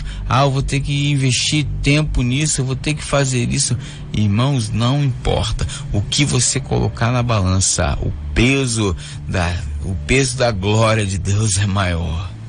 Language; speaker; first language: Portuguese; native; Portuguese